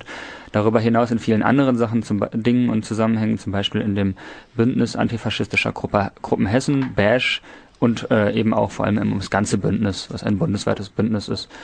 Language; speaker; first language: German; native; German